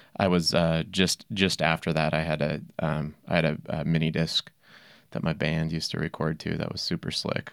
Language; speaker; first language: English; native; English